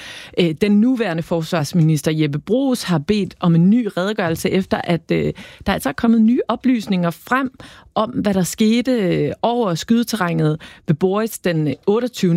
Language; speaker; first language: Danish; native; Danish